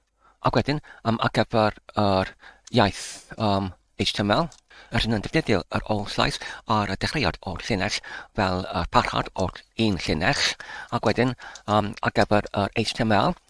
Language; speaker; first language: Welsh; non-native, learner; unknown